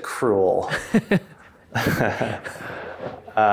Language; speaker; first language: English; native; English